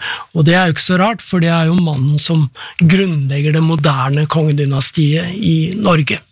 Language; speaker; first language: Norwegian; native; Norwegian